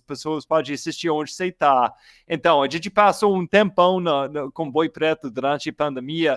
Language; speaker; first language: Portuguese; non-native, learner; English